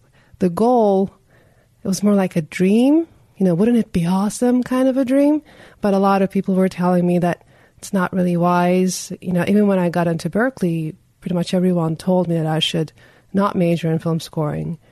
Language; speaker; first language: English; non-native, fluent; Turkish